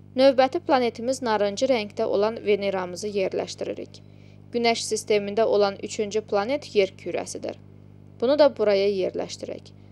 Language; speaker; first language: Azerbaijani; non-native, local second language; Georgian